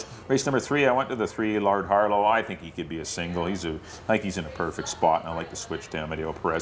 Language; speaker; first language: English; native; English